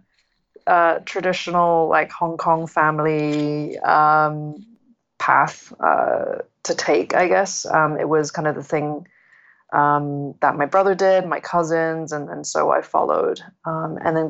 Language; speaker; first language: English; non-native, local second language; Cantonese